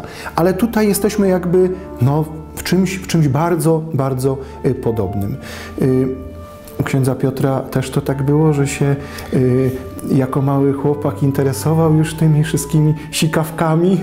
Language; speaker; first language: Polish; native; Polish